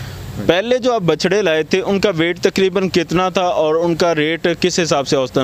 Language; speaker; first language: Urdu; non-native, local second language; Punjabi